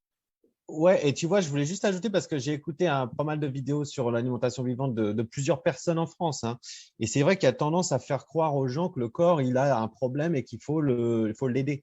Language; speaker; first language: French; native; French